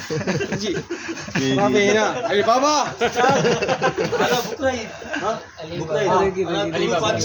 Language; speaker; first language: Arabic; non-native, learner; Urdu